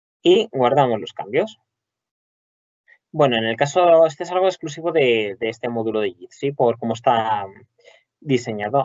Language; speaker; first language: Spanish; native; Spanish